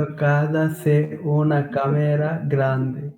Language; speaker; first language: Italian; non-native, learner; Bangla